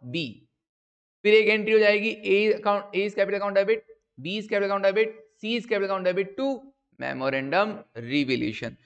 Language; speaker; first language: Hindi; native; Hindi